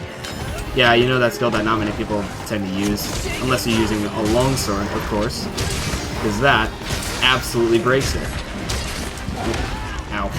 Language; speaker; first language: English; native; English